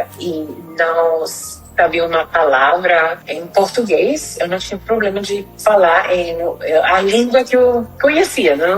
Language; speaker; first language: Portuguese; non-native, fluent; Spanish